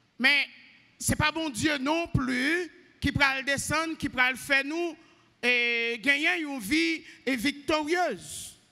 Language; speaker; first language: French; non-native, local second language; Haitian Creole